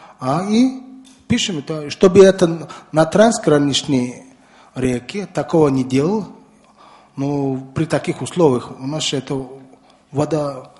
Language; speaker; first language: Russian; non-native, learner; Mongolian